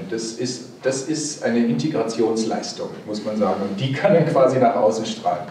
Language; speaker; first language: German; native; German